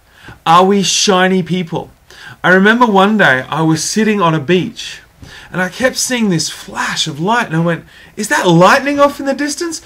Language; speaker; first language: English; native; English